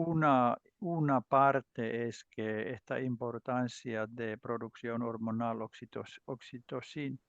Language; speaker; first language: Spanish; non-native, learner; Finnish